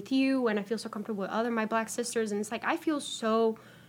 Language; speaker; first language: English; non-native, fluent; Spanish